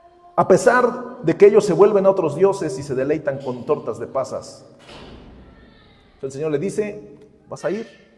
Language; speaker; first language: Spanish; native; Spanish